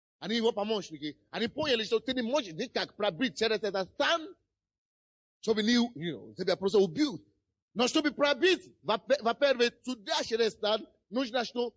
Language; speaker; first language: Russian; non-native, fluent; Yoruba